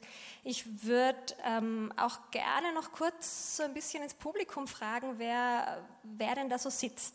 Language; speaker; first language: German; native; German